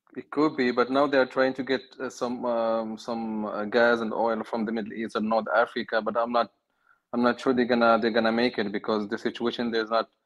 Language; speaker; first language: English; non-native, fluent; Arabic